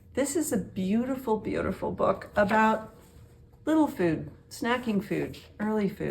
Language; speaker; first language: English; native; English